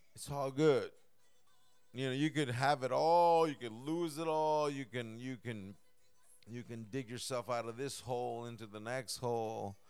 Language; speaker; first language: English; early bilingual, other home language; Spanish